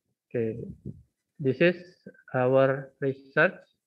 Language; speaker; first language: English; non-native, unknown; Indonesian